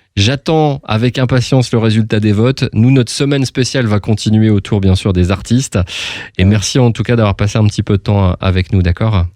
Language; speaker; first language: French; native; French